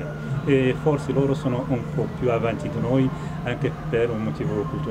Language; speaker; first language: Italian; non-native, fluent; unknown